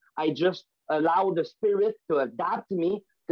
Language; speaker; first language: English; non-native, fluent; French